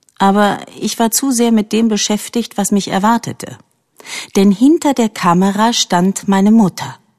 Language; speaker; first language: German; native; German